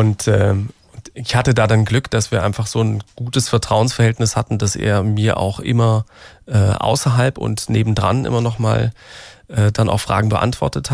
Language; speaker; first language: German; native; German